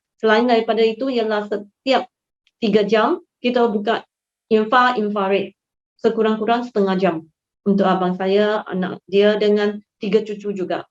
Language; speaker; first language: Malay; non-native, local second language; Chinese